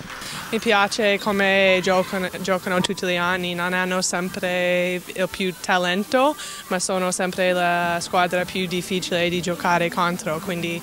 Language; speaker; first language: Italian; non-native, fluent; English